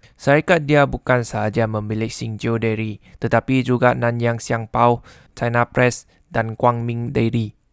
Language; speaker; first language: Malay; non-native, local second language; Chinese